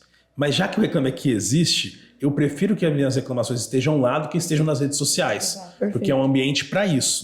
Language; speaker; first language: Portuguese; native; Portuguese